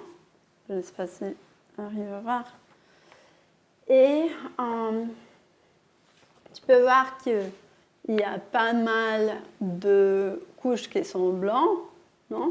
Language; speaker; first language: French; non-native, fluent; Portuguese